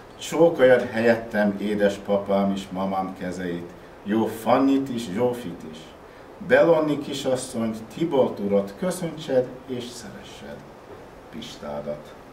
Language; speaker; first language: Hungarian; early bilingual, heritage; Hungarian